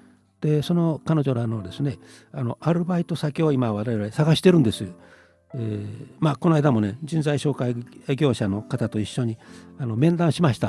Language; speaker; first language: Japanese; native; Japanese